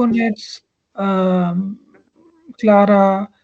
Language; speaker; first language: Czech; non-native, learner; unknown